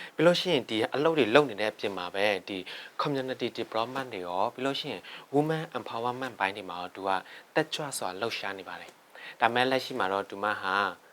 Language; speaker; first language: Burmese; non-native, local second language; Shan